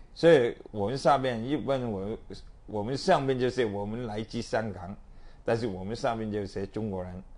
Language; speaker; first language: Chinese; non-native, local second language; Cantonese